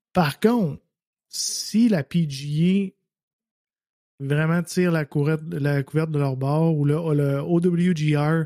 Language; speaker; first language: French; native; French